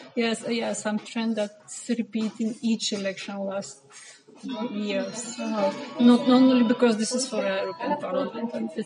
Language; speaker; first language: English; non-native, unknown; Bulgarian